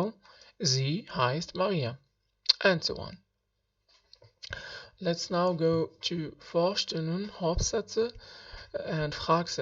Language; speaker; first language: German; non-native, learner; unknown